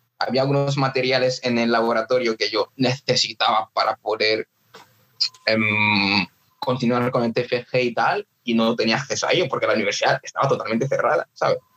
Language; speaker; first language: Spanish; early bilingual, other home language; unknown